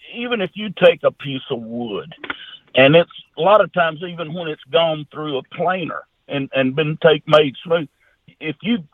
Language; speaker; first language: English; native; English